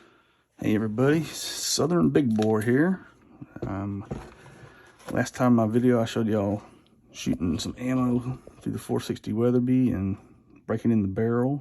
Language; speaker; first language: English; native; English